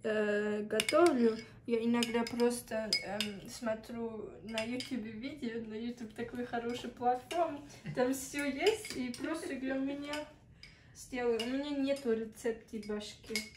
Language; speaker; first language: Russian; early bilingual, heritage; Russian